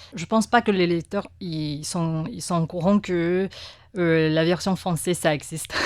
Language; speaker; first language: French; non-native, fluent; Chinese